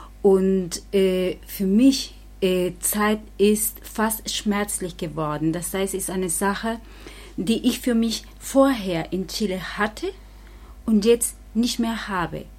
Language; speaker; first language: German; non-native, fluent; Spanish